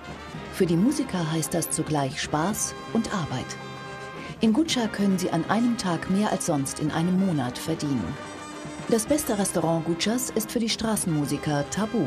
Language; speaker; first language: German; native; German